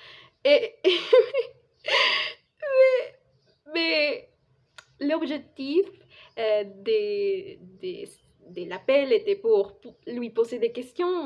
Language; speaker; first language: French; non-native, fluent; Spanish